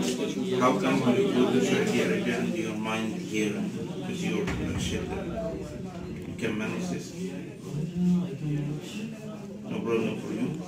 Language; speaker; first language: English; non-native, learner; Arabic